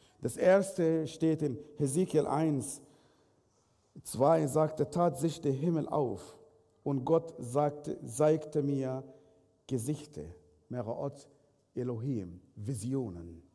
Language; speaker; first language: German; non-native, fluent; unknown